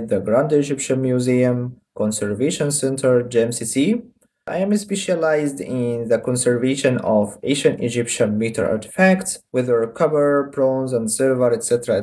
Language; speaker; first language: English; non-native, fluent; Arabic